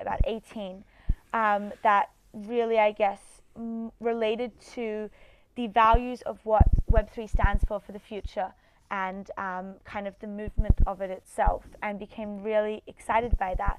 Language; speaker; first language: English; native; English